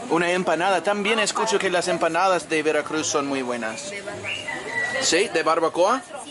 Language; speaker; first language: Spanish; non-native, fluent; English